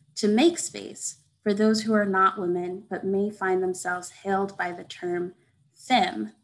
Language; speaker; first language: English; native; English